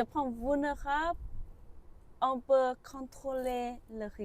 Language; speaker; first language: French; non-native, learner; Vietnamese